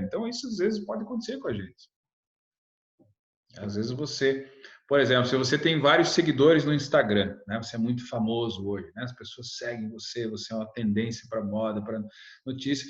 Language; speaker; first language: Portuguese; native; Portuguese